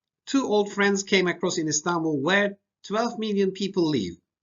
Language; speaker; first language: English; non-native, fluent; Turkish